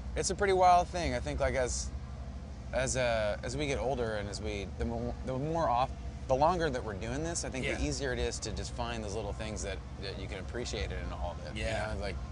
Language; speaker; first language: English; native; English